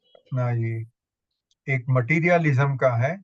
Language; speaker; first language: Hindi; non-native, local second language; Gujarati